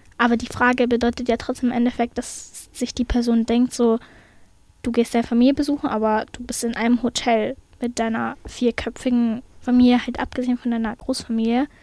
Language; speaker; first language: German; early bilingual, other home language; Persian